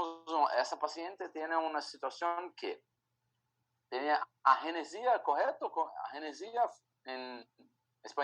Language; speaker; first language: Spanish; non-native, fluent; Portuguese